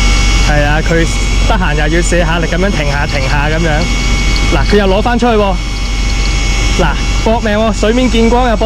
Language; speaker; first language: Chinese; native; Chinese